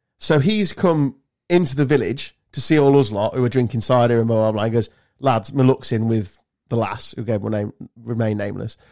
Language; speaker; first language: English; native; English